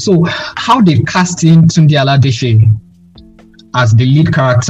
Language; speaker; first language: English; non-native, local second language; Yoruba